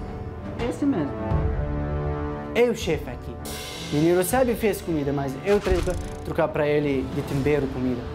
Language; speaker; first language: Portuguese; non-native, learner; Arabic